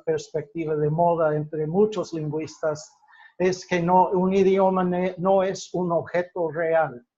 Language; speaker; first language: Spanish; non-native, fluent; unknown